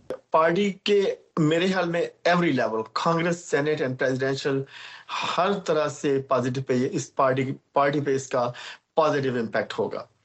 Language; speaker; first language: Urdu; native; Urdu